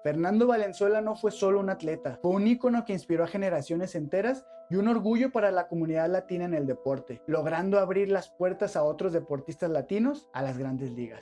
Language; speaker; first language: Spanish; native; Spanish